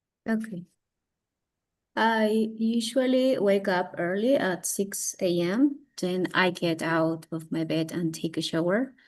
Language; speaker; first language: English; non-native, learner; Spanish